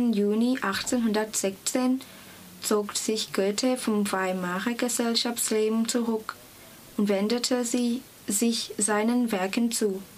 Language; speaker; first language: German; non-native, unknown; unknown